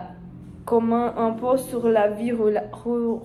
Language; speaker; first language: French; non-native, learner; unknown